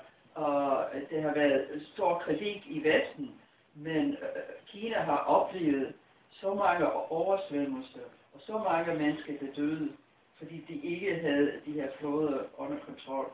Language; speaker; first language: Danish; non-native, fluent; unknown